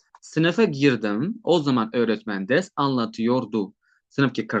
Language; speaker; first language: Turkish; non-native, fluent; Uzbek